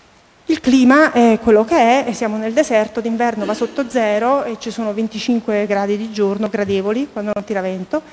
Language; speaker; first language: Italian; native; Italian